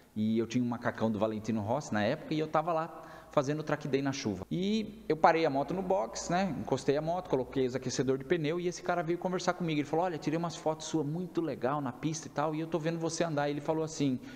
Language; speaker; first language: Portuguese; native; Portuguese